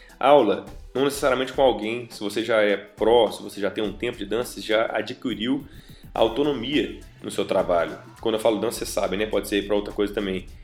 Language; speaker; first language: Portuguese; native; Portuguese